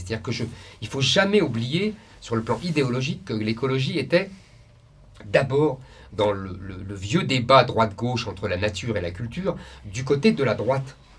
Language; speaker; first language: French; native; French